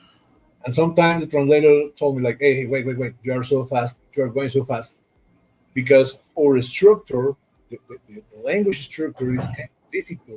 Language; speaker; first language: English; non-native, fluent; Spanish